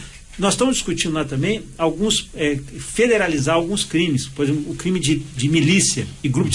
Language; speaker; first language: Portuguese; native; Portuguese